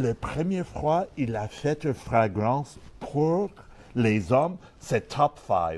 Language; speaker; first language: French; non-native, learner; English